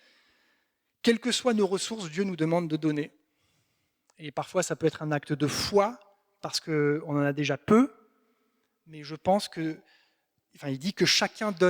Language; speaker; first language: French; native; French